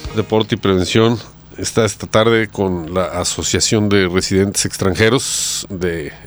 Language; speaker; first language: Spanish; native; Spanish